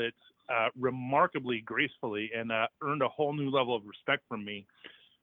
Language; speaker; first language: English; native; English